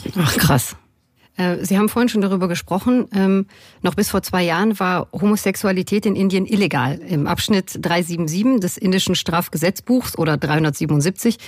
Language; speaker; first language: German; native; German